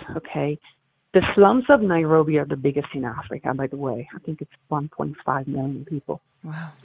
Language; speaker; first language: English; non-native, fluent; Italian